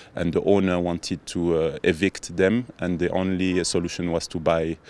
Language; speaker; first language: English; non-native, fluent; French